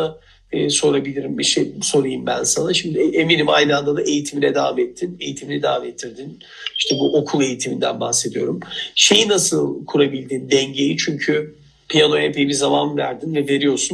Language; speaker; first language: Turkish; native; Turkish